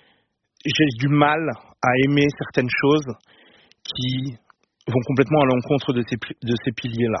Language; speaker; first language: French; native; French